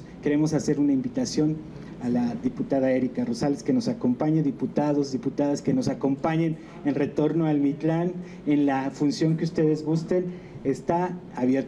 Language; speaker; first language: Spanish; native; Spanish